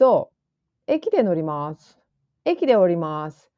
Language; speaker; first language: Japanese; non-native, fluent; English